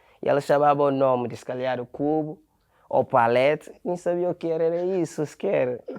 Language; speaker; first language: Portuguese; non-native, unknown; Akan